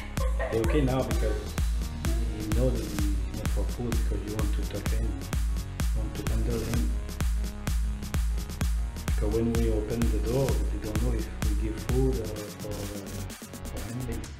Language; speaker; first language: English; non-native, learner; French